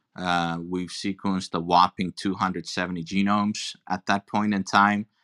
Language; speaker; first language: English; non-native, fluent; Turkish